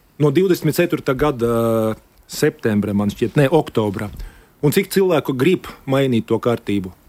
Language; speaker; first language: Latvian; non-native, local second language; Russian